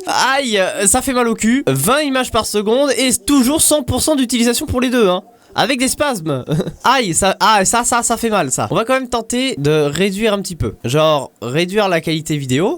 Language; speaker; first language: French; native; French